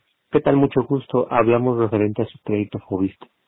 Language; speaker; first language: Spanish; native; Spanish